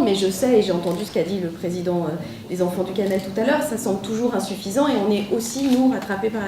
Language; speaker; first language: French; native; French